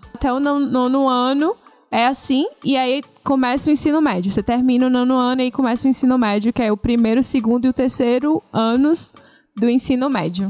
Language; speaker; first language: Portuguese; native; Portuguese